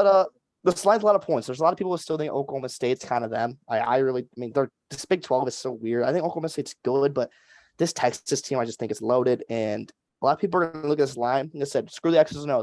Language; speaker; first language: English; native; English